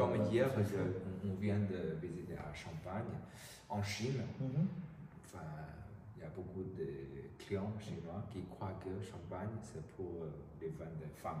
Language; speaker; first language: French; non-native, learner; Chinese